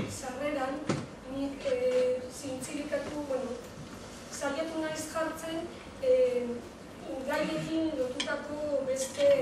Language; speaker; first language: Basque; non-native, local second language; Spanish